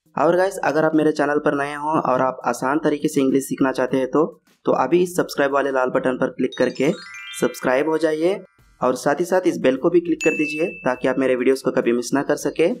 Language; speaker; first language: Hindi; non-native, local second language; Marathi